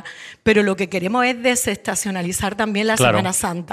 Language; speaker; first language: Spanish; native; Spanish